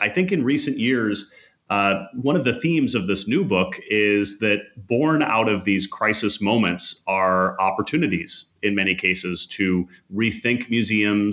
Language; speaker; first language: English; native; English